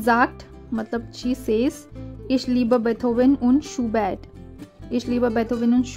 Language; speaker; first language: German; non-native, fluent; Hindi